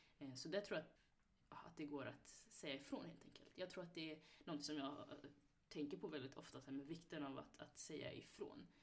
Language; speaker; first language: Swedish; early bilingual, other home language; Somali